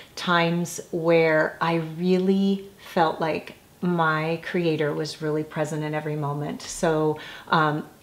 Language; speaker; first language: English; native; English